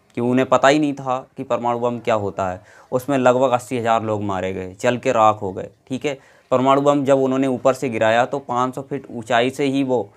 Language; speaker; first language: Hindi; native; Hindi